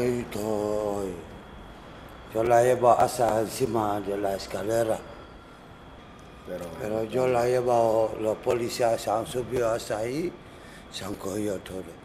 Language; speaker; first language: Spanish; non-native, learner; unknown